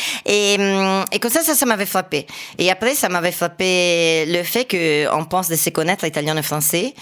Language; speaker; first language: French; non-native, fluent; Italian